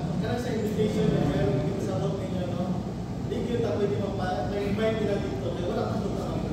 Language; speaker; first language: Filipino; non-native, local second language; Cebuano